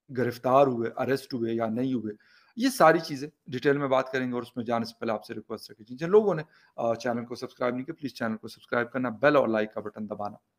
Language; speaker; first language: Hindi; native; Hindi